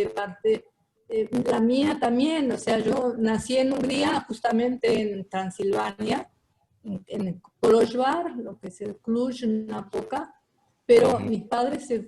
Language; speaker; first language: Spanish; early bilingual, other home language; Hungarian